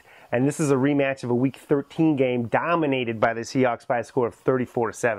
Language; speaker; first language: English; native; English